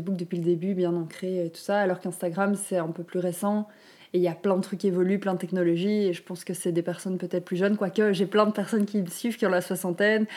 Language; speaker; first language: French; native; French